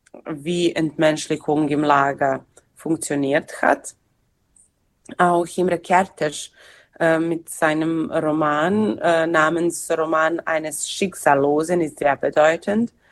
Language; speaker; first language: German; non-native, fluent; Serbian